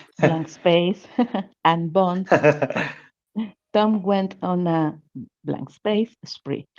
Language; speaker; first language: English; non-native, learner; Spanish